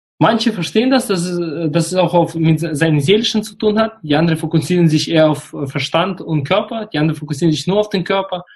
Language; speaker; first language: German; non-native, fluent; Russian